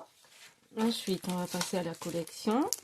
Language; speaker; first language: French; native; French